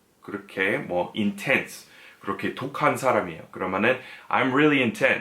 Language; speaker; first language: Korean; non-native, fluent; English